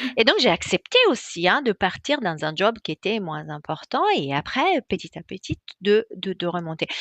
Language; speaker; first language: French; non-native, fluent; Italian